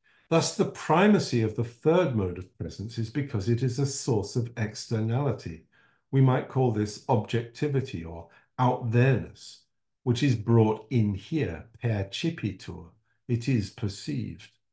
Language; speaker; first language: English; native; English